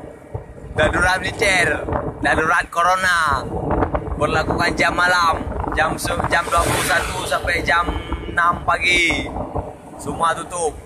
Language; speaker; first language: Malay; non-native, local second language; Achinese